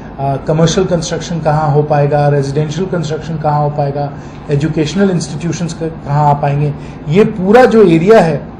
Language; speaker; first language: Hindi; native; Hindi